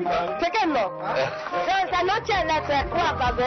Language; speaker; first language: Italian; non-native, learner; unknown